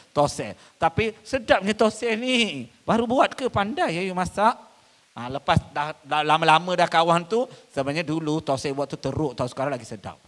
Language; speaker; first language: Malay; non-native, local second language; Tamil